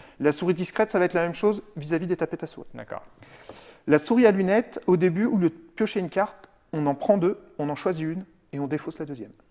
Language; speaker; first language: French; native; French